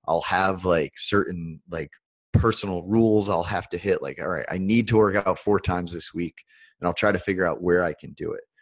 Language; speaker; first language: English; native; English